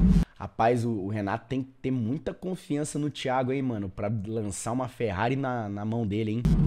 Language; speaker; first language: Portuguese; native; Portuguese